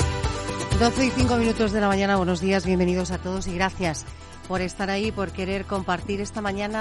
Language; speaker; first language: Spanish; native; Spanish